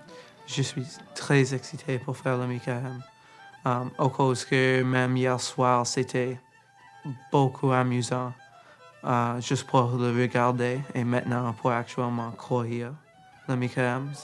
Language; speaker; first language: French; non-native, learner; English